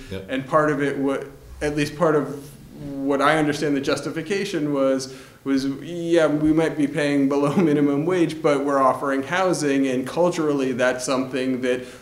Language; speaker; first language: English; native; English